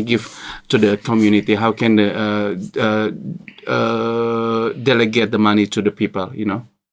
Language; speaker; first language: English; non-native, learner; Indonesian